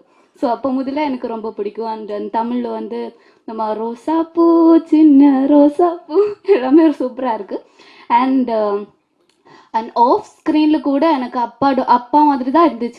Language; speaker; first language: Tamil; non-native, learner; Malayalam